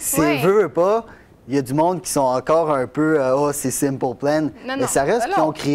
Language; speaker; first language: French; native; French